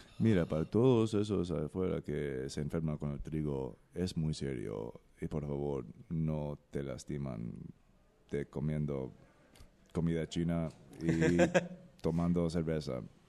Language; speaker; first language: Spanish; non-native, learner; English